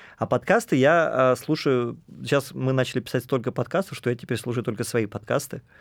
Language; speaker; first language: Russian; native; Russian